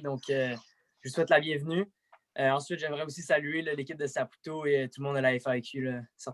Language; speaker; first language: French; native; French